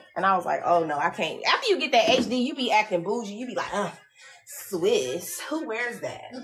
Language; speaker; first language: English; native; English